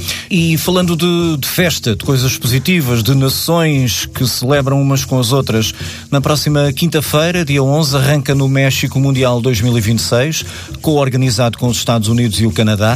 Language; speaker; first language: Portuguese; native; Portuguese